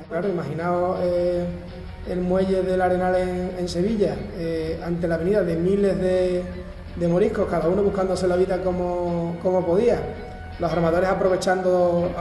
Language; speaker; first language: Spanish; native; Spanish